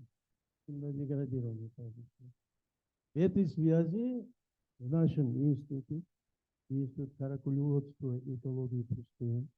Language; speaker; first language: Russian; native; Russian